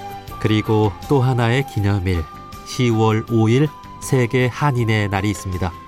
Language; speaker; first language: Korean; native; Korean